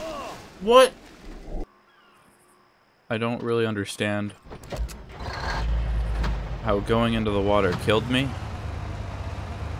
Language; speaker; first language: English; native; English